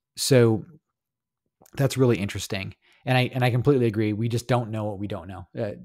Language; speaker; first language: English; native; English